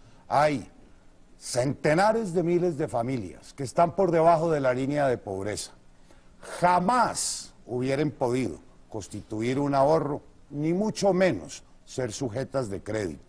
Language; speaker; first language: Spanish; native; Spanish